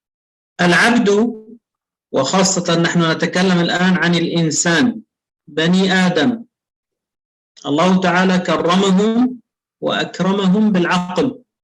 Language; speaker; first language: Arabic; native; Arabic